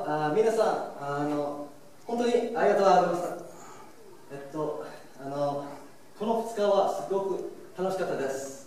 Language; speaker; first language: Japanese; non-native, learner; English